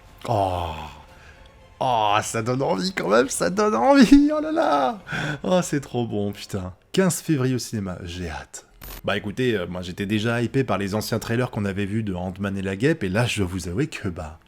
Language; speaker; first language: French; native; French